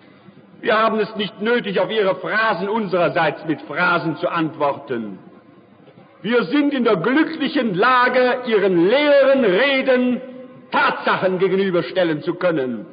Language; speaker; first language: German; native; German